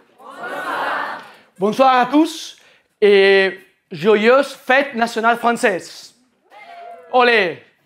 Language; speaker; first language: French; non-native, learner; Italian